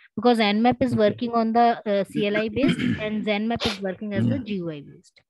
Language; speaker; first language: English; non-native, local second language; Hindi